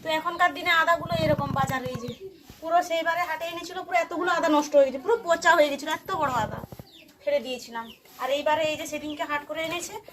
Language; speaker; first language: Bangla; native; Bangla